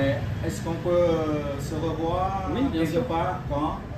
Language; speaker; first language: French; non-native, fluent; Vietnamese